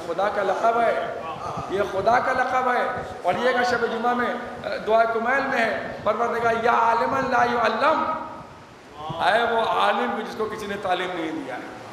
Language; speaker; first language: Urdu; native; Urdu